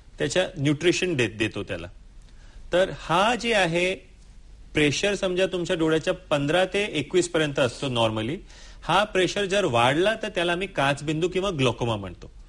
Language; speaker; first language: Marathi; non-native, local second language; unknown